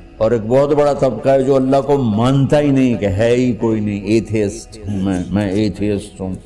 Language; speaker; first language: Urdu; non-native, local second language; Punjabi